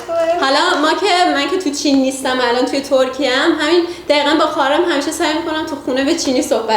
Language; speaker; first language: Persian; non-native, fluent; Chinese